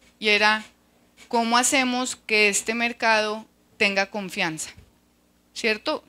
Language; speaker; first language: Spanish; native; Spanish